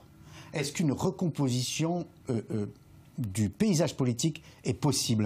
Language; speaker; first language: French; native; French